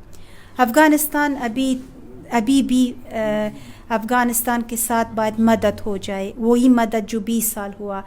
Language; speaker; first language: Hindi; non-native, fluent; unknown